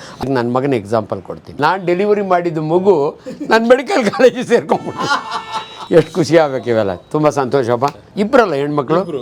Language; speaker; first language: Kannada; native; Kannada